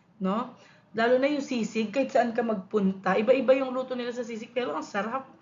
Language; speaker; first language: Filipino; non-native, local second language; Pampanga